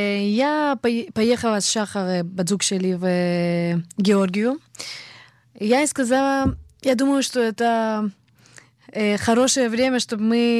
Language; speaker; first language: Russian; early bilingual, heritage; Russian